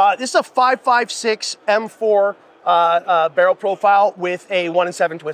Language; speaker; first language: English; native; English